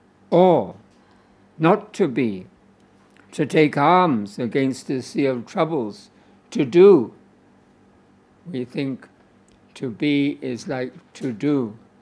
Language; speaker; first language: English; native; English